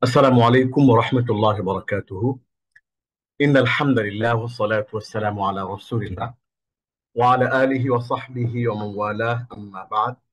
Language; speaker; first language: Arabic; non-native, fluent; Bangla